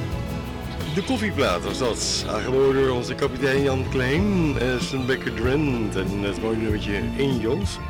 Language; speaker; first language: Dutch; native; Dutch